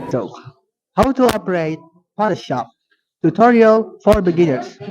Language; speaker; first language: English; non-native, learner; Indonesian